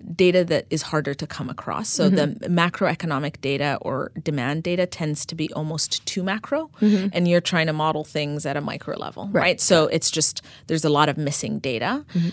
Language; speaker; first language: English; non-native, fluent; Amharic